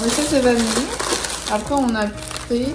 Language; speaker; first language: French; non-native, learner; Chinese